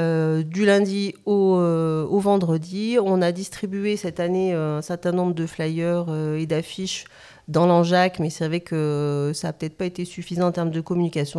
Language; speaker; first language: French; native; French